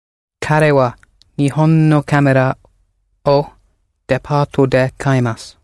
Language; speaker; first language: Japanese; non-native, learner; English